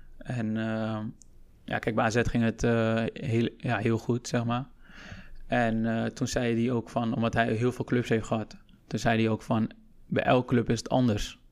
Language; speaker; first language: Dutch; early bilingual, other home language; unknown